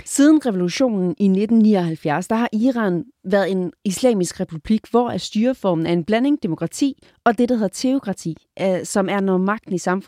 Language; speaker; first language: Danish; native; Danish